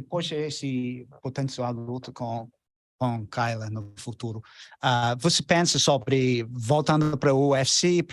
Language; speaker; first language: Portuguese; non-native, learner; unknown